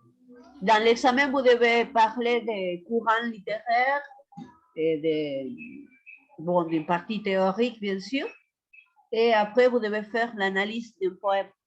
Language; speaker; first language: French; non-native, fluent; Spanish